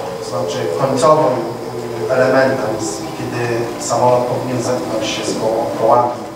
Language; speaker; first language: Polish; native; Polish